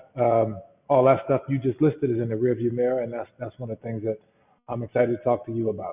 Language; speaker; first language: English; native; English